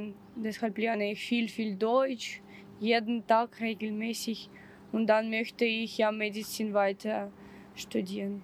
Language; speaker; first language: German; non-native, learner; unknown